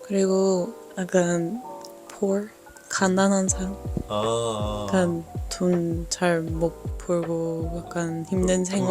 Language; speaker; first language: Korean; non-native, fluent; Dutch